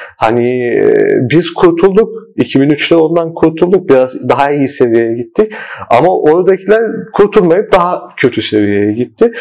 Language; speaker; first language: Turkish; early bilingual, heritage; Turkish